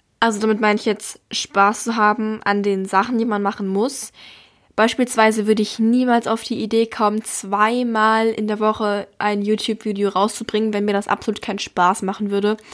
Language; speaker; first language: German; native; German